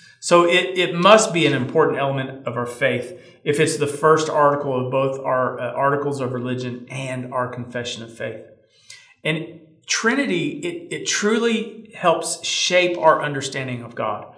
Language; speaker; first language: English; native; English